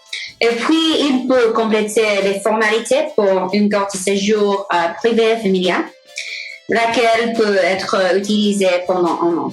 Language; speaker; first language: French; non-native, fluent; English